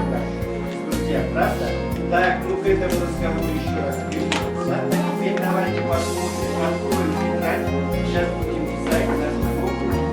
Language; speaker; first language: Russian; non-native, local second language; Yakut